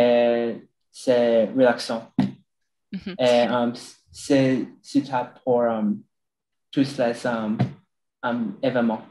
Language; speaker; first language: French; non-native, learner; English